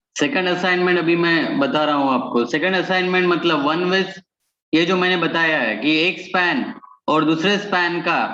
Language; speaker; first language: Hindi; non-native, local second language; Marathi